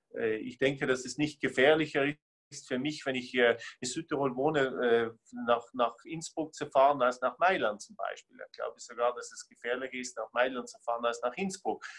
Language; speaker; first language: German; native; German